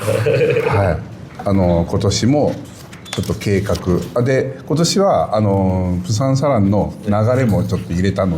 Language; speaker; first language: Japanese; native; Japanese